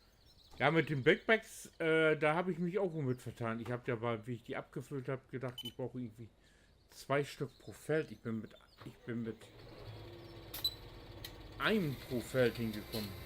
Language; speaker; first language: German; native; German